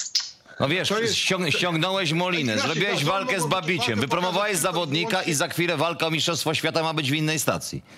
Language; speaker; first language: Polish; native; Polish